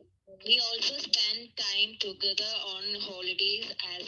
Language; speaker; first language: English; non-native, learner; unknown